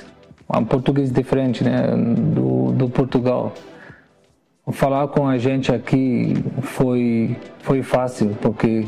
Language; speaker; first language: Portuguese; non-native, learner; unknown